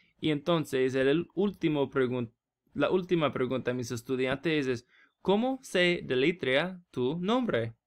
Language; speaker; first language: Spanish; non-native, learner; English